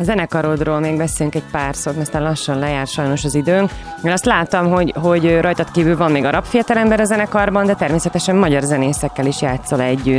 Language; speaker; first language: Hungarian; native; Hungarian